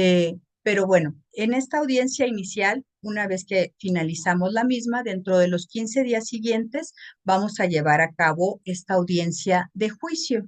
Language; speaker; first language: Spanish; native; Spanish